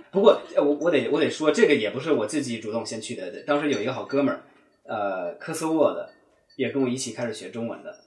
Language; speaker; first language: Chinese; non-native, fluent; English